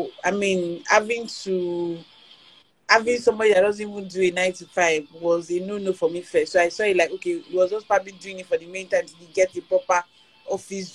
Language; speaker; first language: English; non-native, local second language; Yoruba